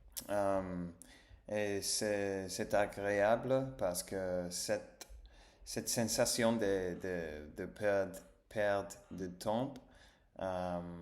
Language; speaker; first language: French; non-native, learner; English